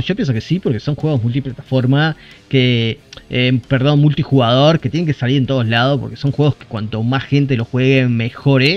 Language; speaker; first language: Spanish; native; Spanish